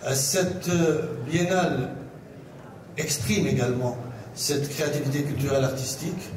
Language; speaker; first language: French; non-native, local second language; Arabic